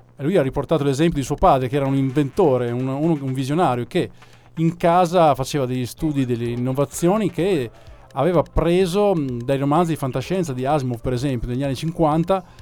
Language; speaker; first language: Italian; native; Italian